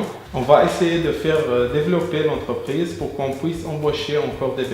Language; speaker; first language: French; non-native, fluent; Arabic